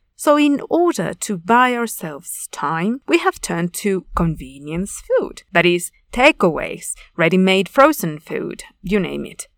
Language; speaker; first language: English; non-native, fluent; Spanish